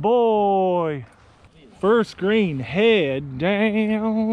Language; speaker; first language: English; native; English